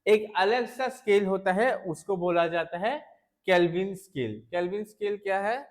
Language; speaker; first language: Hindi; non-native, local second language; Bangla